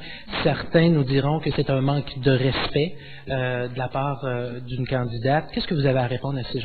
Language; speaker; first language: French; native; French